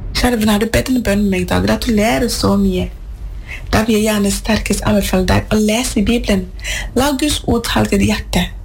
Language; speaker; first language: Norwegian; non-native, fluent; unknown